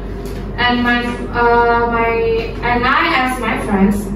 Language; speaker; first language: English; non-native, learner; Indonesian